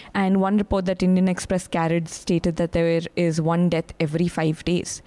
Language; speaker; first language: English; non-native, local second language; Hindi